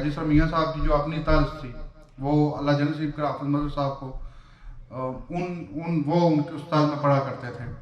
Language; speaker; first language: Urdu; non-native, local second language; Pahari-Potwari